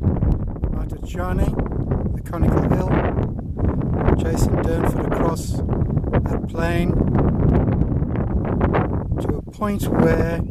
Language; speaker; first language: English; native; English